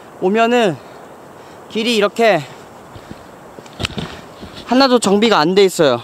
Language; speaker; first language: Korean; native; Korean